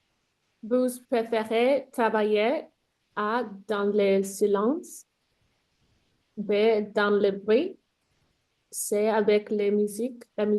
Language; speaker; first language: French; non-native, learner; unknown